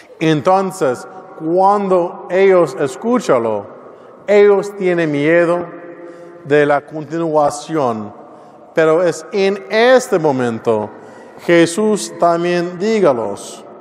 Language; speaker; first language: Spanish; non-native, learner; English